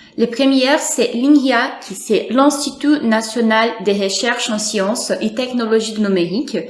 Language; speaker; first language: French; non-native, fluent; Portuguese